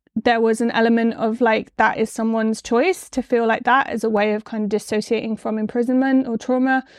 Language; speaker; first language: English; native; English